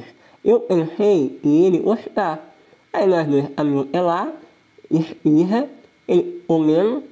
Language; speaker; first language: Portuguese; non-native, local second language; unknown